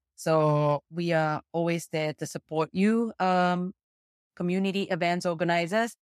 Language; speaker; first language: English; non-native, fluent; Indonesian